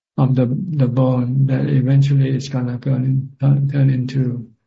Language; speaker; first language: English; non-native, fluent; Thai